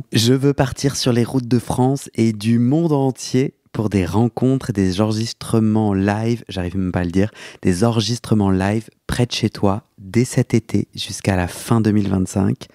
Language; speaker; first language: French; native; French